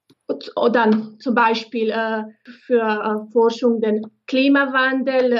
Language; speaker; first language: German; non-native, fluent; Bosnian